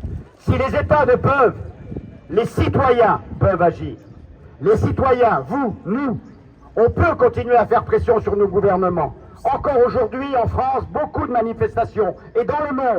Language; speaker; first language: French; native; French